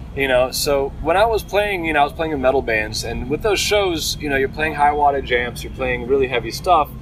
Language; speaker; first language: English; native; English